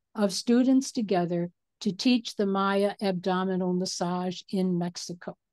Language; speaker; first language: English; native; English